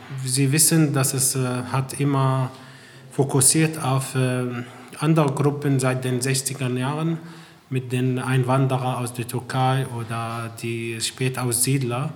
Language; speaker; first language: German; non-native, fluent; Arabic